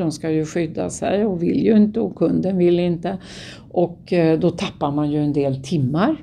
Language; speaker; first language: Swedish; native; Swedish